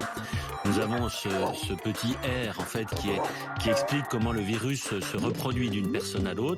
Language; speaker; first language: French; native; French